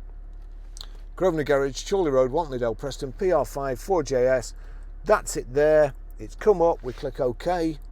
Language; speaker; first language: English; native; English